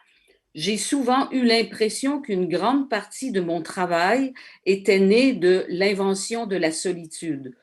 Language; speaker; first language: French; native; French